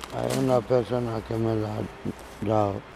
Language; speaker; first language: Spanish; non-native, learner; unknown